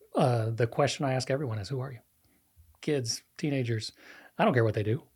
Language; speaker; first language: English; non-native, fluent; Spanish